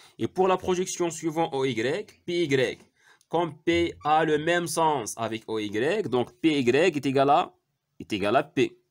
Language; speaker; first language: French; non-native, local second language; Arabic